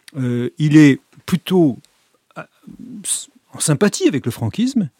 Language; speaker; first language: French; native; French